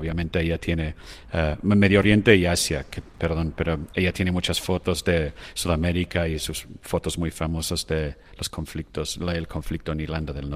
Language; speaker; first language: Spanish; non-native, fluent; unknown